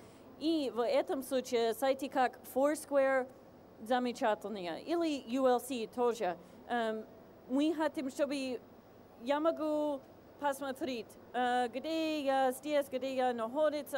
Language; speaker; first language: Russian; non-native, fluent; English